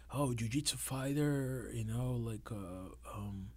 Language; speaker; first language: English; non-native, fluent; Portuguese